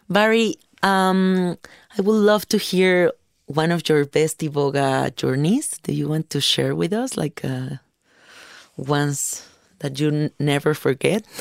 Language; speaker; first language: English; non-native, fluent; Spanish